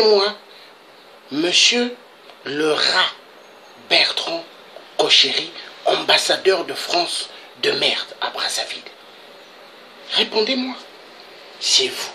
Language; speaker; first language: French; non-native, local second language; Kongo